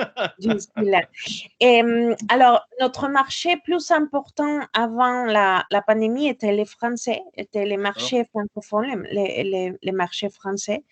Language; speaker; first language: French; non-native, fluent; Spanish